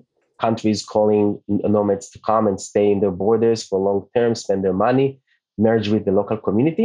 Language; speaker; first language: English; non-native, fluent; Hebrew